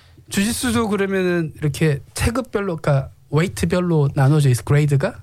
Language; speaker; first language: Korean; native; Korean